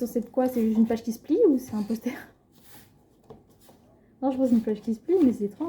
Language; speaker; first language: French; native; French